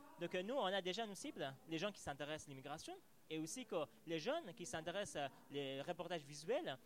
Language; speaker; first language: French; non-native, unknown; Persian